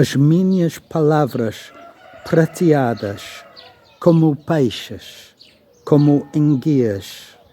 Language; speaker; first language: Portuguese; non-native, fluent; English